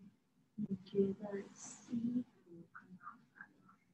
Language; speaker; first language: Chinese; non-native, learner; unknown